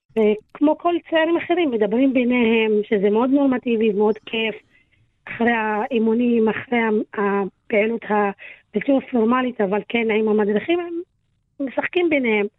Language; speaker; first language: Hebrew; non-native, local second language; Arabic